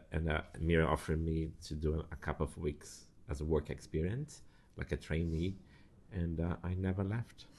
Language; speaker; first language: English; non-native, fluent; Portuguese